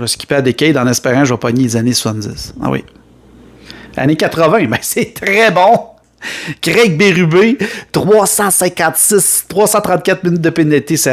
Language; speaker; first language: French; native; French